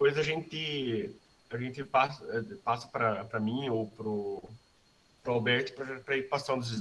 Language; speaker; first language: Portuguese; native; Portuguese